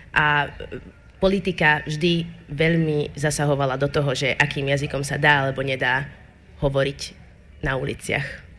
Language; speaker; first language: Slovak; non-native, local second language; Hungarian